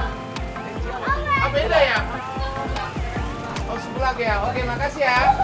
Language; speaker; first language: Indonesian; non-native, fluent; Japanese